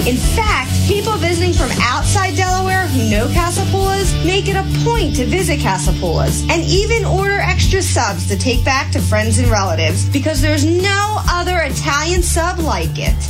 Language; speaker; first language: English; native; English